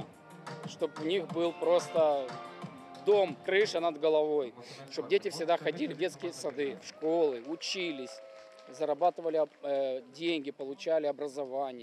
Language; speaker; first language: Russian; native; Russian